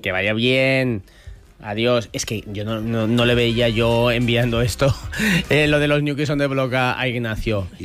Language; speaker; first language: Spanish; native; Spanish